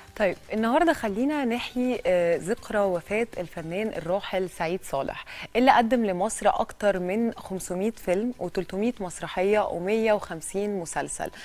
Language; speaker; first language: Arabic; native; Arabic